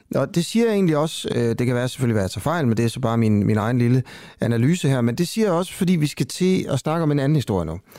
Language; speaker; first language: Danish; native; Danish